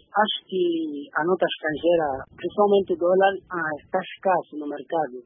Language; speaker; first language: Portuguese; native; Portuguese